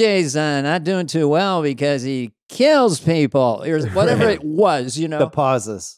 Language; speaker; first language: English; native; English